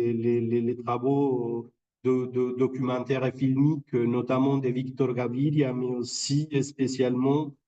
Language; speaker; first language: French; non-native, fluent; Spanish